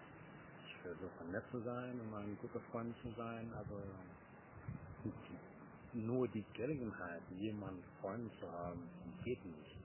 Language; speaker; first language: German; non-native, learner; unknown